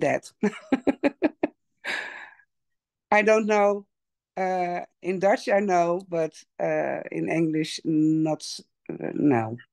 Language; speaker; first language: English; non-native, learner; Dutch